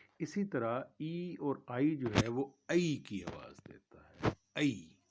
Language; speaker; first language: Urdu; native; Urdu